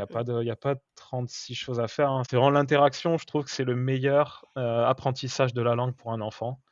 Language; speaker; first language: French; native; French